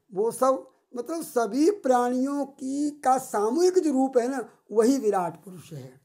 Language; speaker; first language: Hindi; native; Hindi